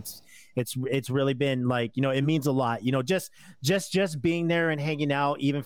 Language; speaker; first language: English; native; English